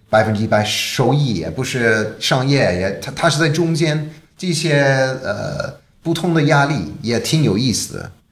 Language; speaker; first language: Chinese; non-native, fluent; English